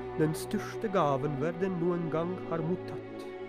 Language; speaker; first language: Norwegian; non-native, fluent; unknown